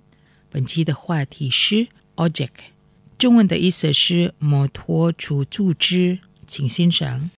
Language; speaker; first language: Chinese; non-native, fluent; Indonesian